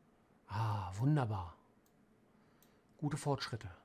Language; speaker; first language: German; native; German